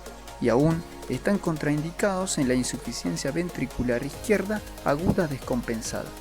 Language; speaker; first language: Spanish; native; Spanish